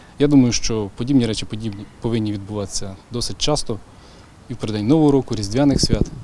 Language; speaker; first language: Ukrainian; native; Ukrainian